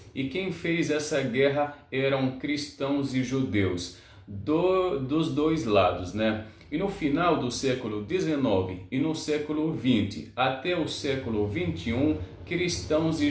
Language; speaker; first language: Portuguese; non-native, learner; Arabic